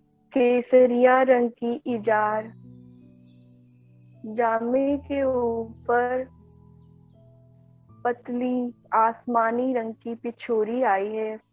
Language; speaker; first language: Hindi; native; Hindi